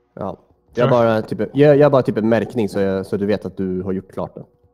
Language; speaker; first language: Swedish; native; Swedish